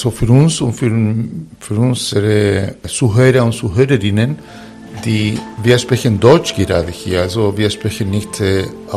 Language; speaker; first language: German; non-native, fluent; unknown